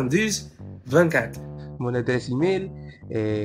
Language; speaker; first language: French; non-native, learner; Filipino